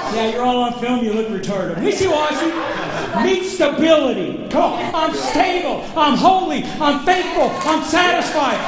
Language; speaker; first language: English; native; English